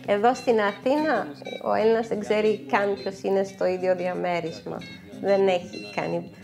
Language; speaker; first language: Greek; non-native, fluent; Amharic